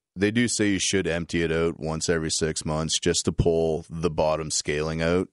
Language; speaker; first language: English; native; English